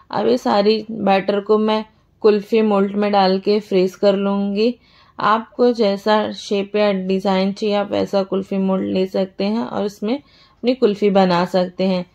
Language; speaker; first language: Hindi; native; Hindi